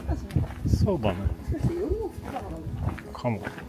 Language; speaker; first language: Japanese; non-native, learner; French